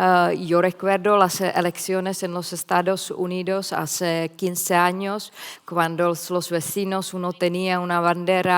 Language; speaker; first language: Spanish; non-native, fluent; Czech